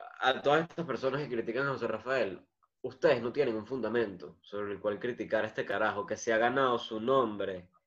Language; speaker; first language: Spanish; native; Spanish